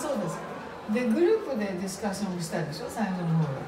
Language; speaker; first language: Japanese; native; Japanese